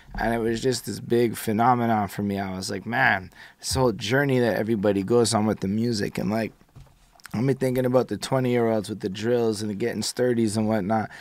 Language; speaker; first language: English; native; English